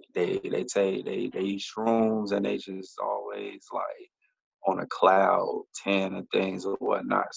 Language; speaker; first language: English; native; English